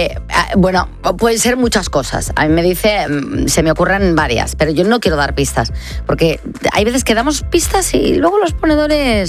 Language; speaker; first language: Spanish; native; Spanish